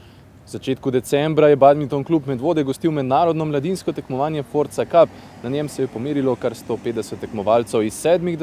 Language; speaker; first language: Slovenian; native; Slovenian